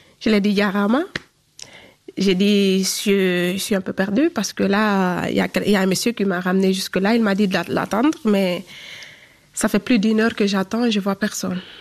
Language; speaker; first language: French; non-native, local second language; Fula